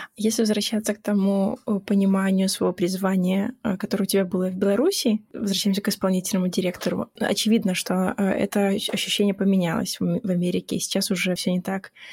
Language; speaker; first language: Russian; native; Russian